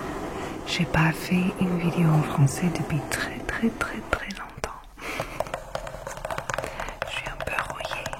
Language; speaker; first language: French; non-native, fluent; English